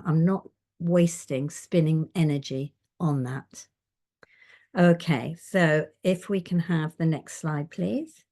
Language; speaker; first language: English; native; English